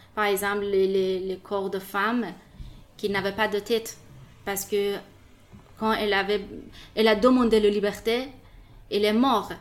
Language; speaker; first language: French; non-native, learner; Persian